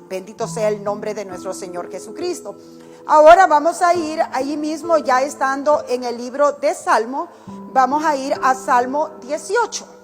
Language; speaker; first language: Spanish; native; Spanish